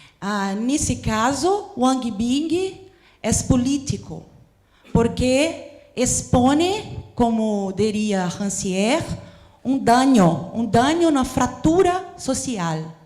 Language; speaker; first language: Portuguese; non-native, learner; Spanish